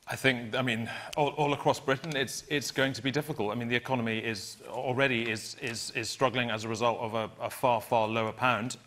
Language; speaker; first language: English; native; English